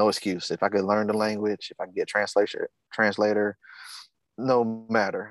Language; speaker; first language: English; native; English